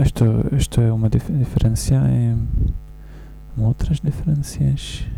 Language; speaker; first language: Portuguese; non-native, learner; Czech